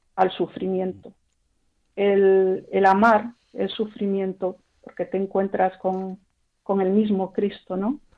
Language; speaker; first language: Spanish; early bilingual, heritage; French